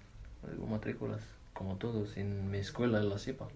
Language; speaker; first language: Spanish; non-native, learner; Arabic